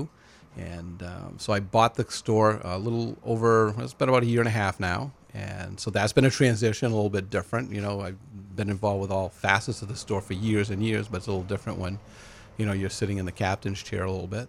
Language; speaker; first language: English; native; English